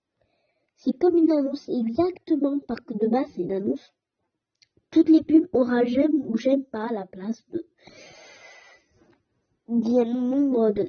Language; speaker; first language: French; native; French